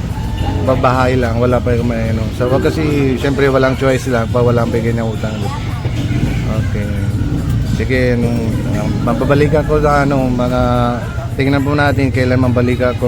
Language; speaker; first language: Filipino; non-native, local second language; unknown